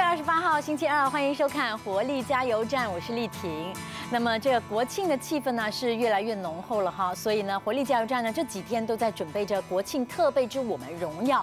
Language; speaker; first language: Chinese; native; Chinese